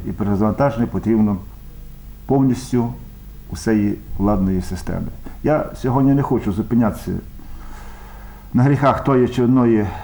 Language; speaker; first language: Ukrainian; native; Ukrainian